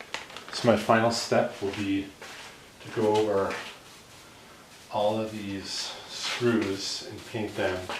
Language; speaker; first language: English; native; English